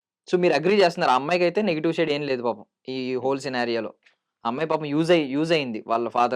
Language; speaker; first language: Telugu; native; Telugu